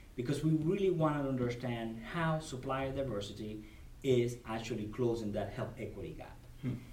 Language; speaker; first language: English; non-native, fluent; Spanish